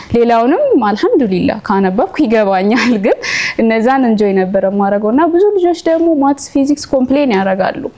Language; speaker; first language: Amharic; non-native, local second language; Oromo